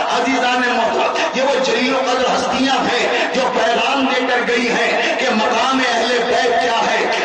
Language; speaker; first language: Urdu; native; Urdu